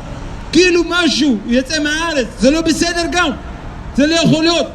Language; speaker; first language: Hebrew; non-native, learner; Tigrinya